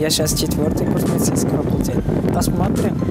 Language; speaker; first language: Russian; non-native, learner; Turkmen